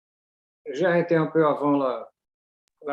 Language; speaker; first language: French; non-native, fluent; Portuguese